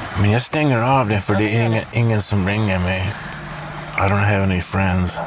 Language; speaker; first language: Swedish; early bilingual, heritage; Swedish